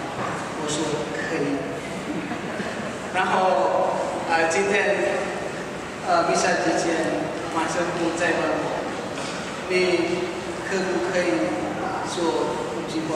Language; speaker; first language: Chinese; non-native, fluent; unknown